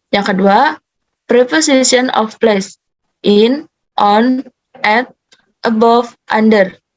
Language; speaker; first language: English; non-native, learner; Indonesian